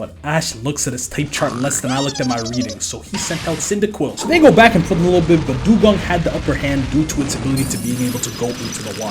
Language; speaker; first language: English; native; English